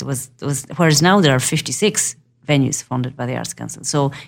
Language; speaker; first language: English; native; English